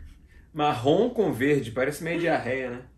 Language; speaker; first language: Portuguese; native; Portuguese